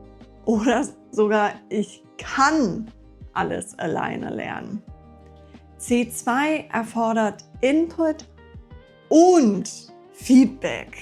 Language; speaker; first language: German; non-native, fluent; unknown